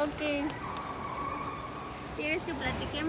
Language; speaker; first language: Spanish; native; Spanish